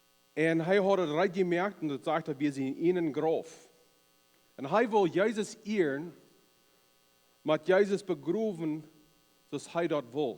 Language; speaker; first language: German; non-native, learner; Plautdietsch